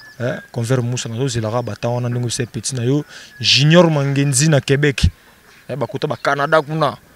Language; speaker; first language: Lingala; native; Lingala